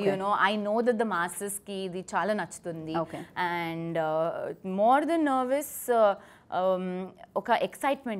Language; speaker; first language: Telugu; non-native, fluent; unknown